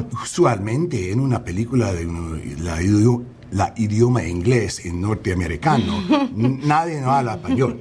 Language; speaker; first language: Spanish; non-native, learner; English